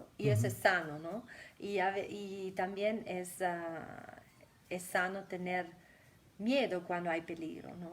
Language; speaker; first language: Spanish; non-native, fluent; German